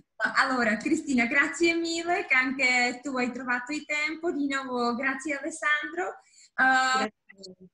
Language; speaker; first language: Italian; non-native, fluent; Czech